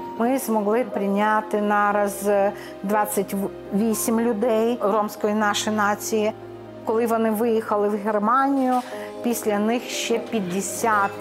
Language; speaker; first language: Ukrainian; non-native, local second language; Romany